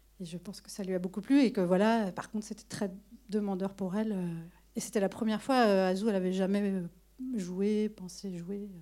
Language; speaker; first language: French; native; French